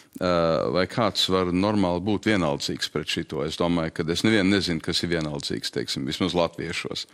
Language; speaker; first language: Latvian; early bilingual, heritage; Latvian